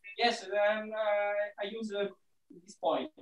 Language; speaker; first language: English; non-native, learner; Italian